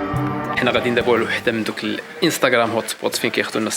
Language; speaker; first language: Arabic; native; Arabic